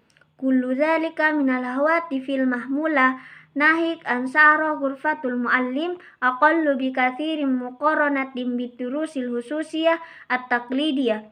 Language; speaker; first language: Arabic; non-native, learner; Indonesian